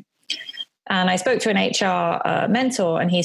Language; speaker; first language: English; native; English